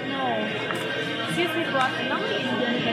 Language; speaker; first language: English; non-native, learner; Cebuano